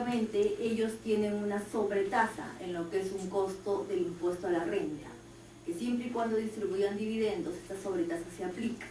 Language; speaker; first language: Spanish; native; Spanish